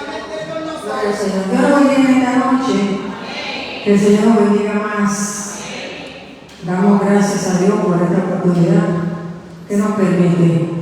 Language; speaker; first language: Spanish; native; Spanish